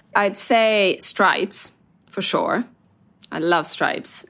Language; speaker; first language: English; non-native, fluent; Italian